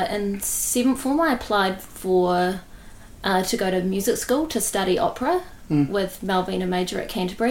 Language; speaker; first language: English; native; English